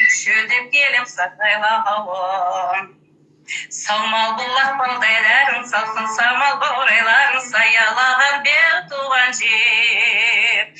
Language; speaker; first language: Kazakh; non-native, local second language; Russian